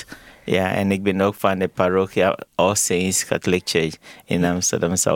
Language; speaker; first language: Dutch; non-native, learner; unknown